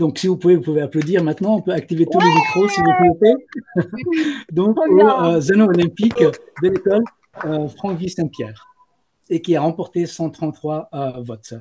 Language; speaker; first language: French; native; French